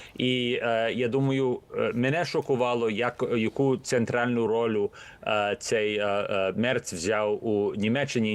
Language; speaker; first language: Ukrainian; early bilingual, heritage; Ukrainian